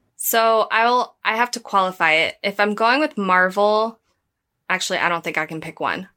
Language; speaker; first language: English; native; English